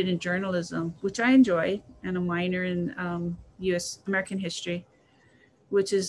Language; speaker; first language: English; native; English